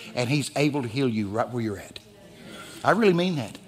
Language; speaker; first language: English; native; English